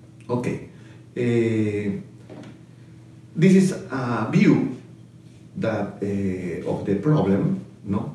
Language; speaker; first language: English; non-native, fluent; Spanish